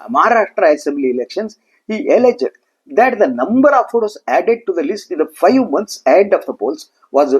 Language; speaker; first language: English; non-native, local second language; Kannada